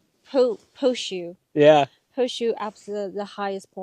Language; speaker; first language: English; non-native, learner; Chinese